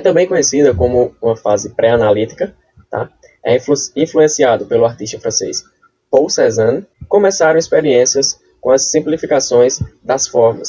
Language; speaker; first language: Portuguese; native; Portuguese